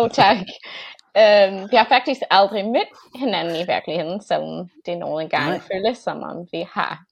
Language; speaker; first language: Danish; non-native, fluent; English